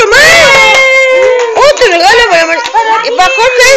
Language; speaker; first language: Spanish; native; Spanish